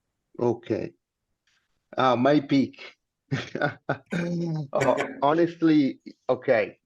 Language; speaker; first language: English; non-native, learner; Italian